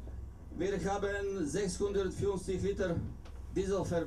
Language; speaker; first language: German; non-native, learner; Bulgarian